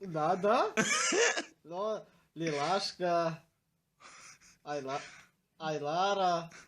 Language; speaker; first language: Russian; non-native, learner; Turkmen